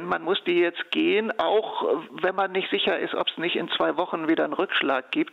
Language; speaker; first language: German; native; German